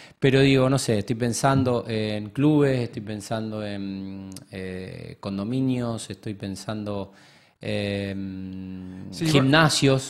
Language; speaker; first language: Spanish; native; Spanish